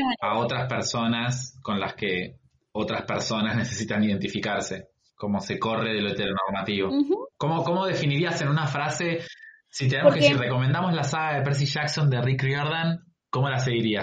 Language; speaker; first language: Spanish; native; Spanish